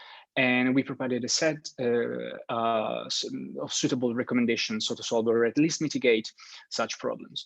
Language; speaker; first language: English; non-native, fluent; Italian